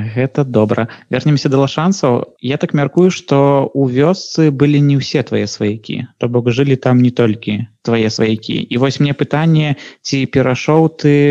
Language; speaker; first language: Belarusian; non-native, local second language; Russian